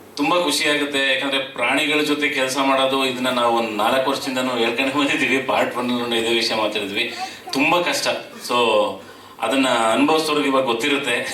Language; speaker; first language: Kannada; native; Kannada